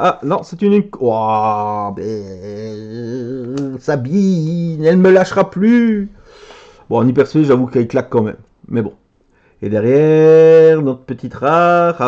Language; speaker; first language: French; native; French